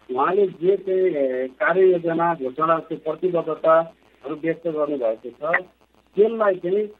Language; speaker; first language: Nepali; native; Nepali